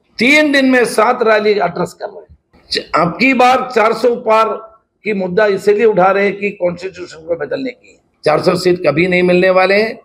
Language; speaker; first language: Hindi; non-native, local second language; Marathi